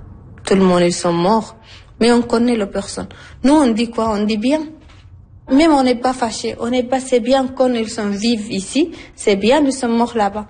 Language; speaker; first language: French; non-native, learner; Arabic